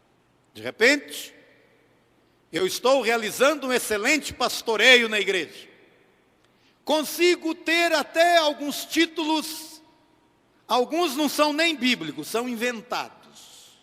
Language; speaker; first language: Portuguese; native; Portuguese